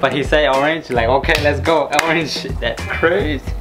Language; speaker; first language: English; early bilingual, other home language; Spanish